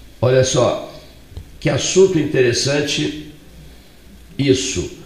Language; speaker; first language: Portuguese; native; Portuguese